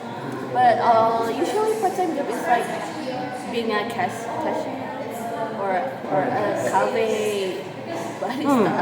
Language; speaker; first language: English; non-native, learner; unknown